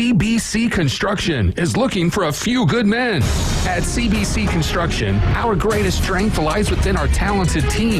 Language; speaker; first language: English; native; English